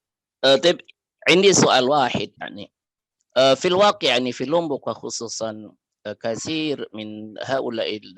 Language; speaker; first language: Arabic; non-native, fluent; Indonesian